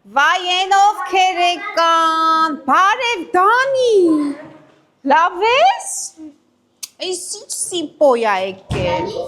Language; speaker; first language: Armenian; native; Armenian